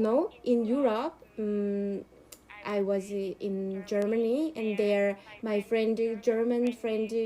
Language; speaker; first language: English; non-native, learner; Korean